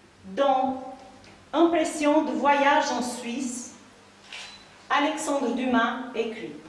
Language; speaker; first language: French; native; French